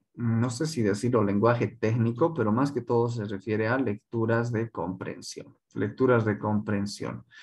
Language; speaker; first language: Spanish; non-native, local second language; Quechua